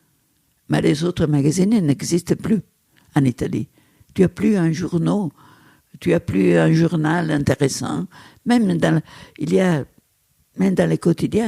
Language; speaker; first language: French; non-native, fluent; Italian